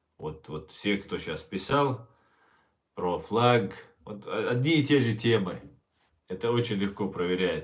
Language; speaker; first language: Russian; non-native, local second language; Chechen